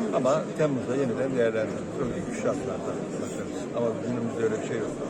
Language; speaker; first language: Turkish; native; Turkish